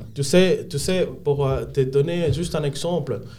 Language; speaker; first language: French; non-native, fluent; Spanish